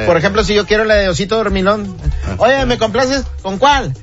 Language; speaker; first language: Spanish; native; Spanish